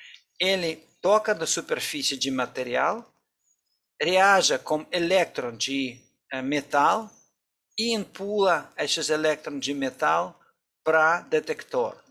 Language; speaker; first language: Portuguese; non-native, fluent; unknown